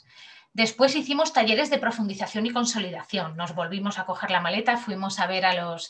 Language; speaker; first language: Spanish; native; Spanish